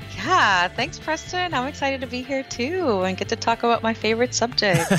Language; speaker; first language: English; early bilingual, other home language; Spanish